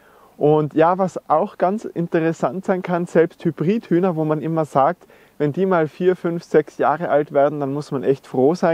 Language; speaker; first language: German; native; German